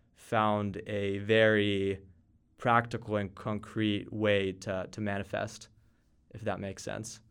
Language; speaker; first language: English; native; English